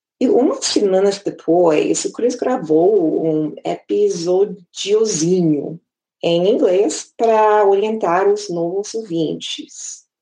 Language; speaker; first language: Portuguese; non-native, fluent; English